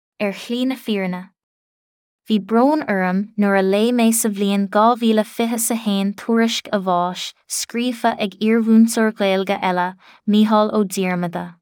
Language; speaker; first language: Irish; non-native, local second language; English